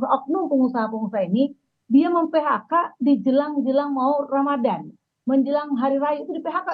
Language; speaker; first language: Indonesian; native; Indonesian